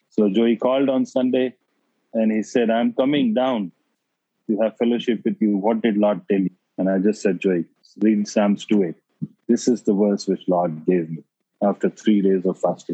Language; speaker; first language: English; non-native, local second language; Hindi